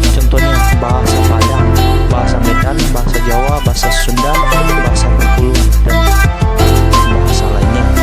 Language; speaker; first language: Indonesian; non-native, local second language; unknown